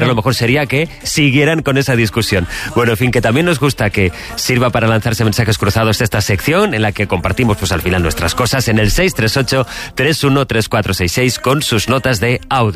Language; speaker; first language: Spanish; native; Spanish